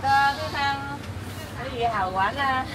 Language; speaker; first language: Chinese; non-native, learner; Vietnamese